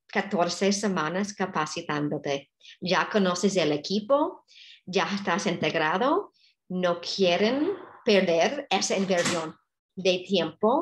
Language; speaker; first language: Spanish; non-native, fluent; English